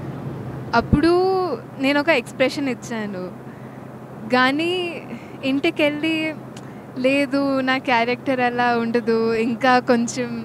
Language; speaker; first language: Telugu; non-native, local second language; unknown